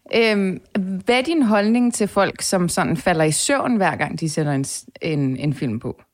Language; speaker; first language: Danish; early bilingual, other home language; Turkish